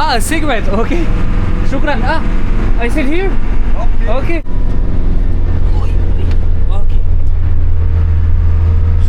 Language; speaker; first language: English; non-native, learner; French